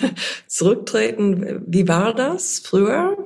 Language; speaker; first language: German; non-native, fluent; English